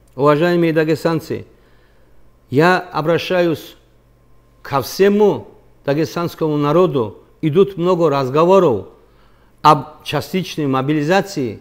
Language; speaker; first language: Russian; non-native, local second language; Avaric